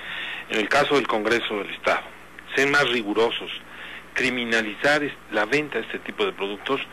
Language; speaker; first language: Spanish; native; Spanish